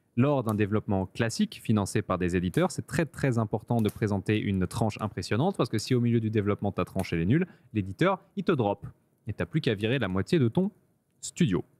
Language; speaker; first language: French; native; French